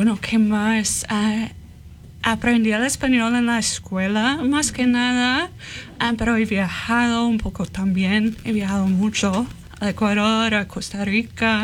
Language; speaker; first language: Spanish; non-native, fluent; English